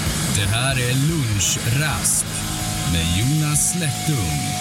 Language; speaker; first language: Swedish; native; Swedish